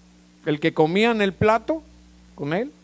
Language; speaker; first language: Spanish; native; Spanish